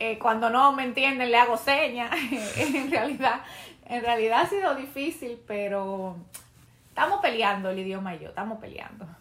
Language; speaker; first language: Spanish; native; Spanish